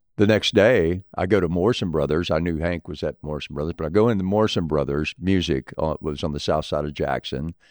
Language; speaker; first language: English; native; English